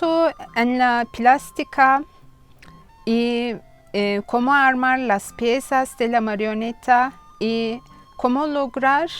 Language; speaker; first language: Spanish; non-native, fluent; Turkish